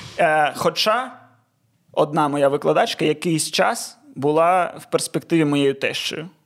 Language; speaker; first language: Ukrainian; non-native, local second language; Russian